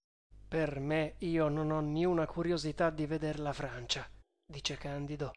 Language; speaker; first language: Italian; native; Italian